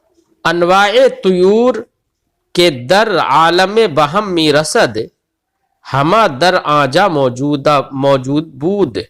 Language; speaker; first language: Persian; non-native, fluent; Urdu